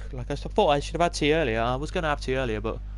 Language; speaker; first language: English; native; English